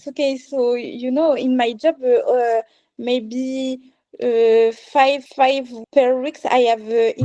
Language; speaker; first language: English; non-native, learner; French